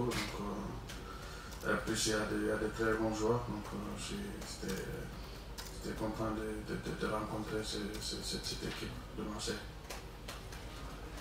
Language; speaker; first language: French; non-native, local second language; Wolof